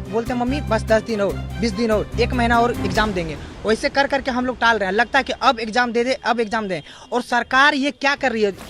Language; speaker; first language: Hindi; native; Hindi